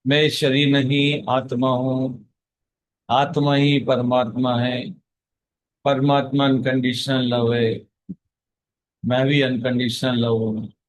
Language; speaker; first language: Hindi; native; Hindi